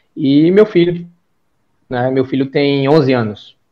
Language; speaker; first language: Portuguese; native; Portuguese